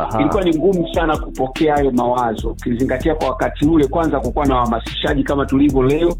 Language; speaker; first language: Swahili; native; Swahili